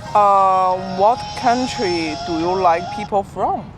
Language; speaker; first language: English; non-native, learner; Chinese